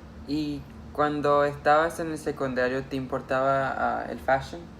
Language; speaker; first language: Spanish; early bilingual, heritage; Spanish